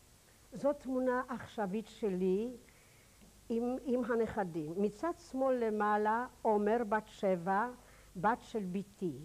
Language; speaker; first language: Hebrew; non-native, fluent; Polish